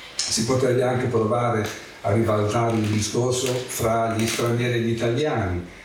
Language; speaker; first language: Italian; native; Italian